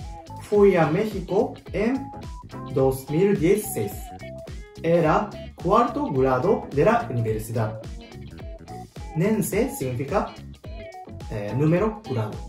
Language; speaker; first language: Spanish; non-native, learner; Japanese